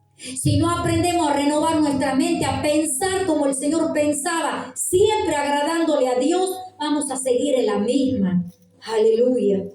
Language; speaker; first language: Spanish; native; Spanish